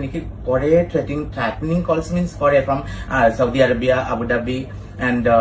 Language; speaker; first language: Malayalam; non-native, fluent; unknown